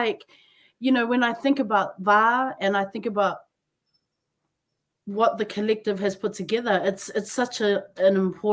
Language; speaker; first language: English; native; English